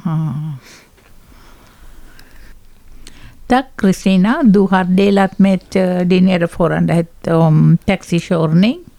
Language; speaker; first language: Swedish; non-native, learner; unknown